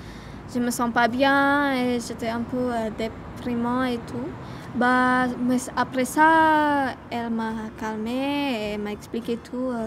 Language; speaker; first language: French; non-native, learner; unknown